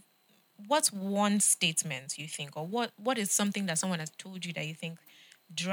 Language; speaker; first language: English; non-native, local second language; Yoruba